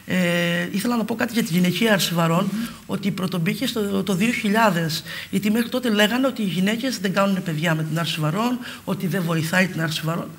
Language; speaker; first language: Greek; native; Greek